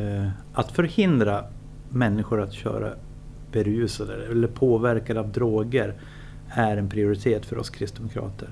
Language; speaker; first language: Swedish; native; Swedish